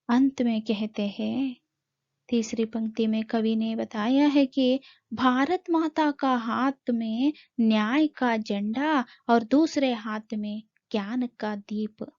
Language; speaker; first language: Hindi; non-native, local second language; Kannada